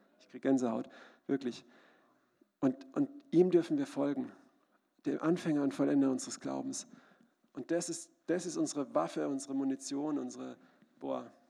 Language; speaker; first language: German; native; German